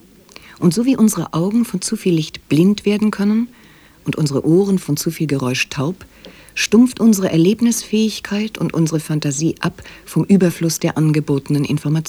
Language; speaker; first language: German; native; German